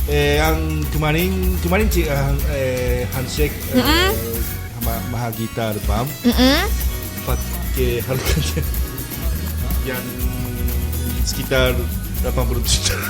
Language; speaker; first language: Indonesian; non-native, learner; Japanese